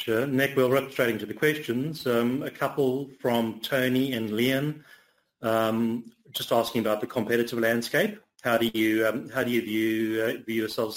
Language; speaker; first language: English; native; English